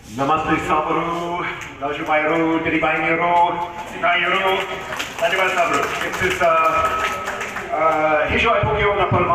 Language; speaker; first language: Nepali; non-native, learner; English